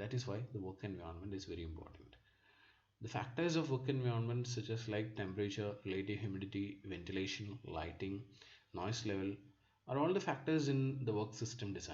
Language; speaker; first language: English; non-native, local second language; Malayalam